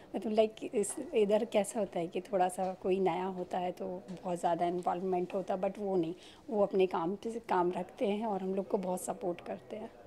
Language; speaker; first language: Hindi; native; Hindi